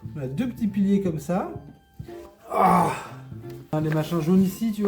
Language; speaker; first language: French; native; French